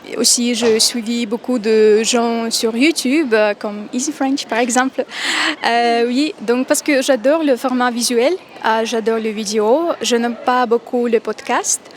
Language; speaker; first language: French; non-native, fluent; Russian